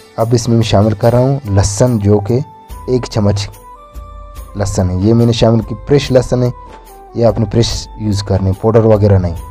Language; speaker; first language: Urdu; non-native, local second language; Baluchi